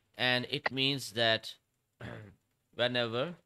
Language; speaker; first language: English; non-native, local second language; Urdu